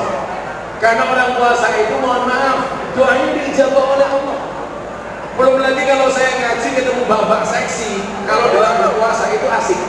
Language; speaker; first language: Indonesian; non-native, local second language; Javanese